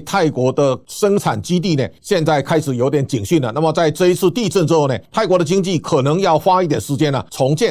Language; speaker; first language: Chinese; native; Chinese